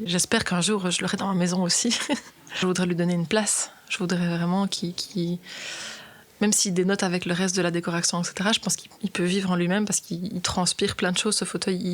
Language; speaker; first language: French; native; French